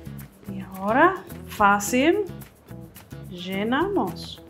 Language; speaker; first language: Spanish; non-native, fluent; English